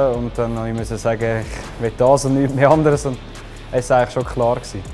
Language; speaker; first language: German; native; German